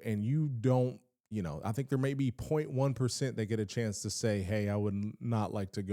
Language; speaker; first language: English; native; English